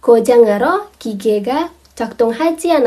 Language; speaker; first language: Korean; non-native, fluent; Indonesian